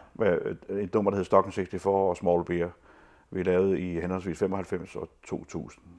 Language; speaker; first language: Danish; native; Danish